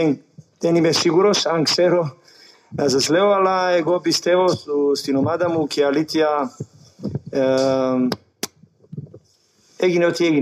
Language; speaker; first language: Greek; non-native, learner; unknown